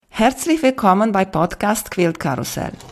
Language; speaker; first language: German; native; German